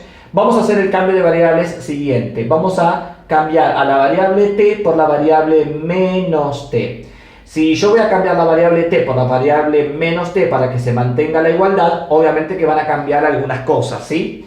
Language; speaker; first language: Spanish; native; Spanish